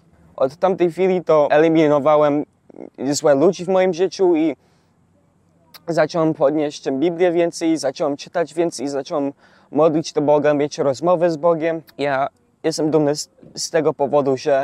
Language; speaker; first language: Polish; early bilingual, heritage; English